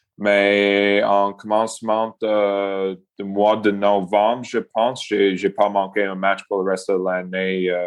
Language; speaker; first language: French; non-native, local second language; English